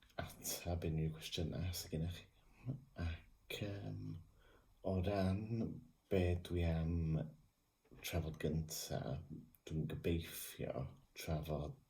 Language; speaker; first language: Welsh; non-native, local second language; English